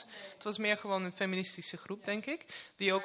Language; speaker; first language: Dutch; non-native, fluent; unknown